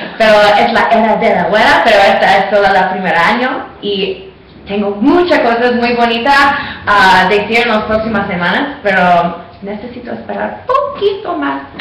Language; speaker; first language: Spanish; non-native, learner; English